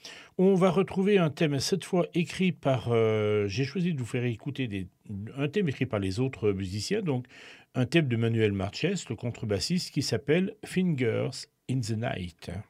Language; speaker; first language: French; native; French